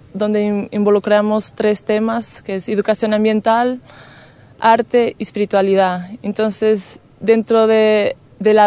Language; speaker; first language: Spanish; non-native, fluent; Portuguese